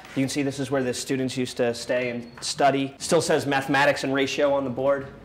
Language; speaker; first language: English; native; English